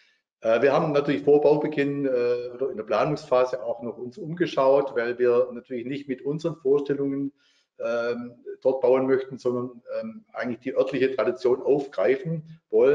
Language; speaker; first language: German; native; German